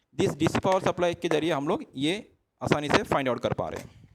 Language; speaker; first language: Hindi; non-native, local second language; Assamese